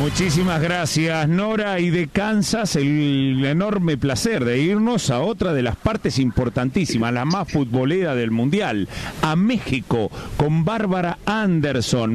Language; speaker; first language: Spanish; native; Spanish